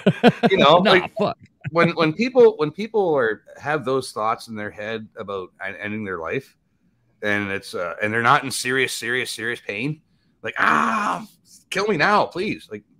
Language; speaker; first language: English; native; English